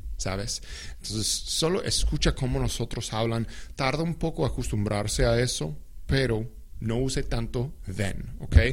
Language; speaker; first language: Spanish; non-native, fluent; English